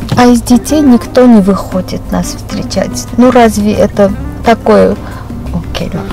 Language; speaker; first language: Russian; non-native, local second language; Armenian